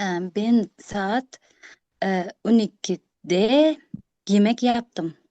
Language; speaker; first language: Turkish; non-native, learner; Uzbek